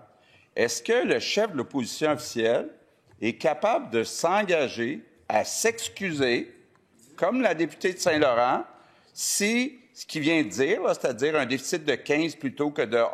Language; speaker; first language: French; native; French